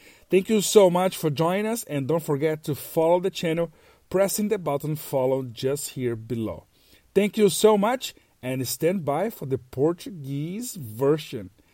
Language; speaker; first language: English; non-native, fluent; Portuguese